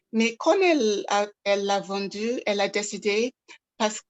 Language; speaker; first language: French; non-native, local second language; Yoruba